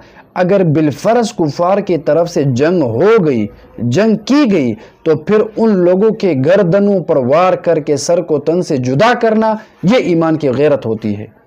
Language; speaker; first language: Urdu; non-native, local second language; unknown